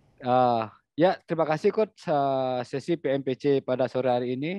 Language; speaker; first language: Indonesian; native; Indonesian